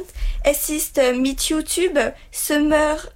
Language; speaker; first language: German; non-native, learner; French